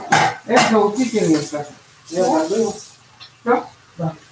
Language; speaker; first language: Russian; native; Russian